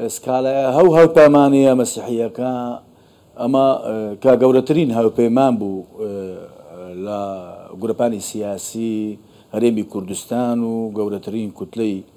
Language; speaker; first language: Central Kurdish; non-native, local second language; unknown